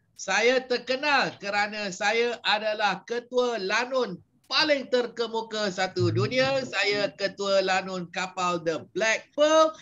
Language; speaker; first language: Malay; native; Malay